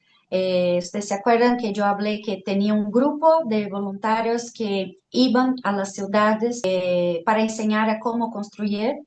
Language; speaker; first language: Spanish; non-native, fluent; Portuguese